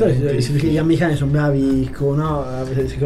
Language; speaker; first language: Italian; native; Italian